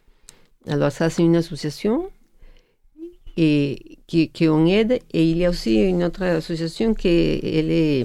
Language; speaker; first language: French; non-native, learner; Spanish